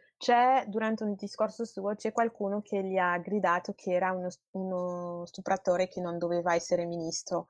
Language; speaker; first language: Italian; non-native, fluent; French